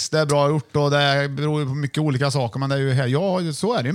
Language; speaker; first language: Swedish; native; Swedish